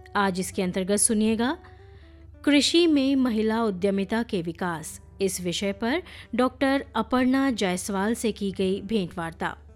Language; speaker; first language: Hindi; native; Hindi